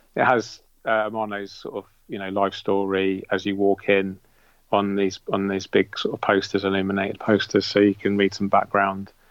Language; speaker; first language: English; native; English